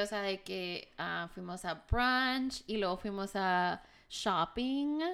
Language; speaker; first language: Spanish; native; Spanish